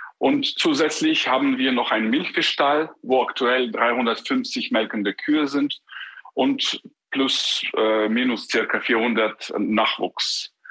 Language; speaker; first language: German; non-native, fluent; Ukrainian